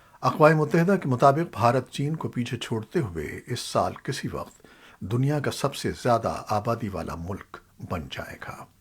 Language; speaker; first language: Urdu; native; Urdu